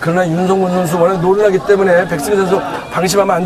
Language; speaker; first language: Korean; native; Korean